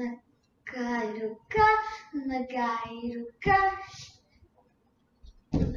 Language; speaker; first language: Russian; early bilingual, heritage; Russian